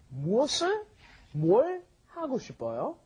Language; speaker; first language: Korean; non-native, fluent; English